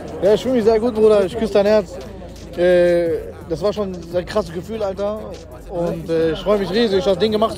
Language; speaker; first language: German; native; German